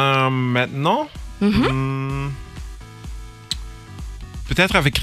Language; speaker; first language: French; non-native, learner; Dutch